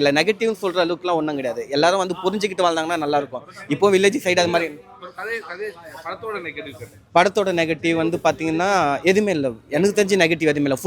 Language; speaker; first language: Tamil; native; Tamil